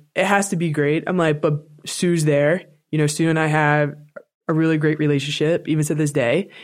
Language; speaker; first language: English; native; English